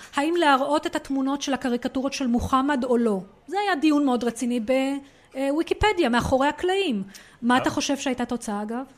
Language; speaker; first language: Hebrew; non-native, local second language; Arabic